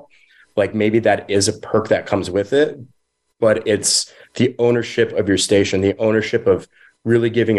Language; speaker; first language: English; native; English